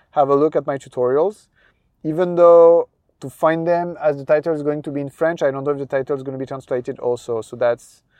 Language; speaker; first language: English; non-native, fluent; French